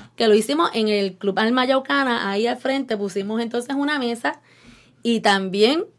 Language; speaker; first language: Spanish; native; Spanish